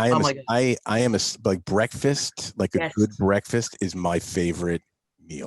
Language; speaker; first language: English; native; English